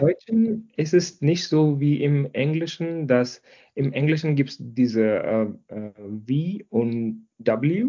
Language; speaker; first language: German; non-native, fluent; Hindi